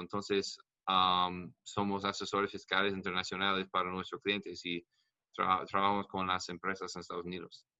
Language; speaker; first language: Spanish; non-native, learner; English